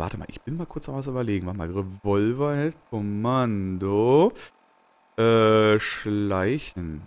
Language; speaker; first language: German; native; German